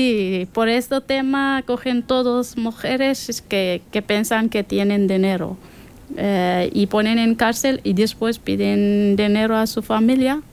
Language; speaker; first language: Spanish; non-native, learner; Persian